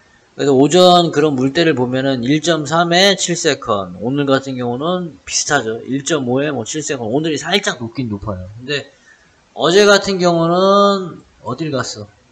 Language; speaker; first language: Korean; native; Korean